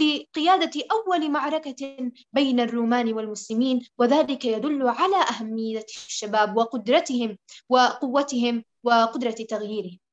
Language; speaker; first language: Arabic; native; Arabic